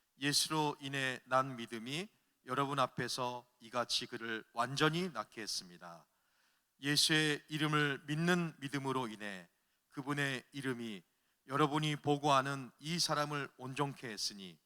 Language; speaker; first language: Korean; native; Korean